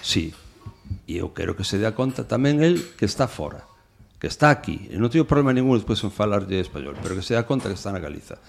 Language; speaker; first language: Galician; non-native, local second language; Spanish